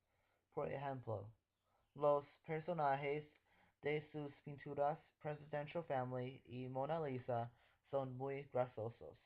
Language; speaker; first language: Spanish; non-native, learner; English